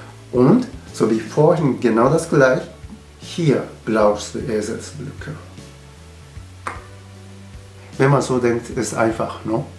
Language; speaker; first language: German; non-native, learner; Japanese